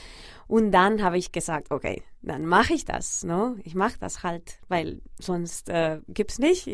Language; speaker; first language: German; non-native, fluent; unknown